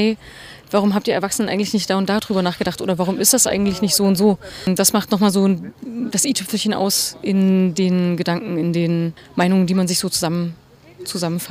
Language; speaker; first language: German; native; German